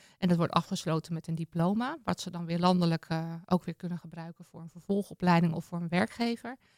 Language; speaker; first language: Dutch; native; Dutch